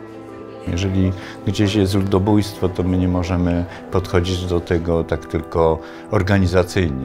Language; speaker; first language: Polish; native; Polish